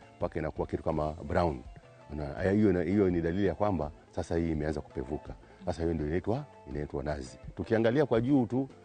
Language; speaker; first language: Swahili; native; Swahili